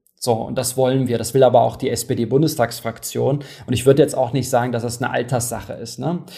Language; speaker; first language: German; early bilingual, other home language; Turkish